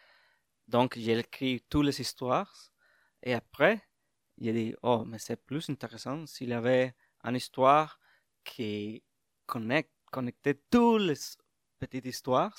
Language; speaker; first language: French; non-native, learner; English